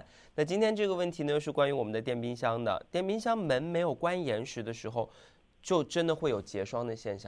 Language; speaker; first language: Chinese; native; Chinese